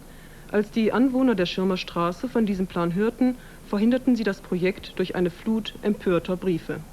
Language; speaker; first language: German; native; German